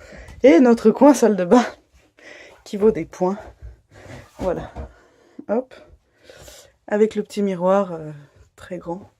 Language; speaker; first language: French; native; French